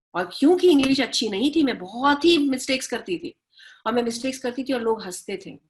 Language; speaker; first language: Hindi; native; Hindi